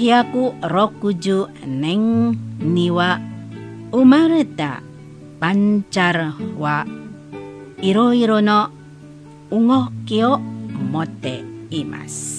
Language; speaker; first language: Japanese; non-native, learner; Indonesian